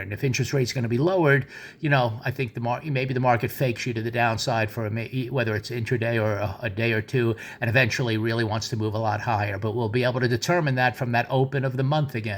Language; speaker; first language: English; native; English